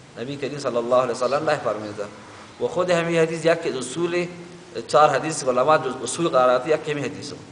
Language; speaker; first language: Persian; native; Persian